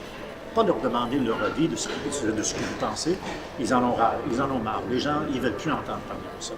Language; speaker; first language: French; native; French